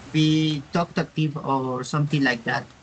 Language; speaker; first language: English; non-native, learner; Spanish